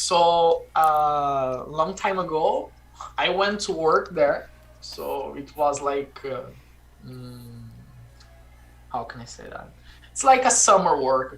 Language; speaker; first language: English; non-native, fluent; Portuguese